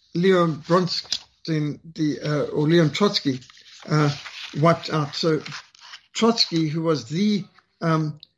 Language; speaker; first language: English; native; English